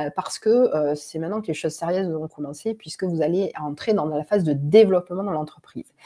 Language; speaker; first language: French; native; French